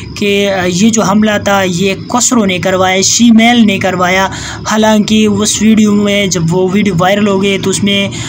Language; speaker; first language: Urdu; non-native, local second language; Pashto